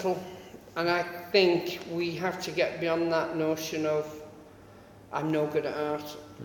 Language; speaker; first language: English; native; English